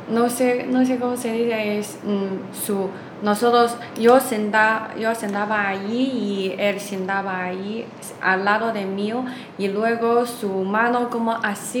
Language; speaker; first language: Spanish; non-native, learner; Chinese